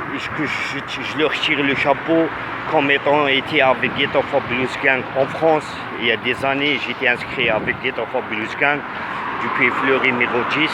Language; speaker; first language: French; non-native, local second language; Arabic